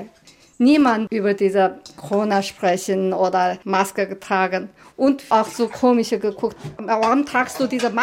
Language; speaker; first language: German; non-native, learner; Chinese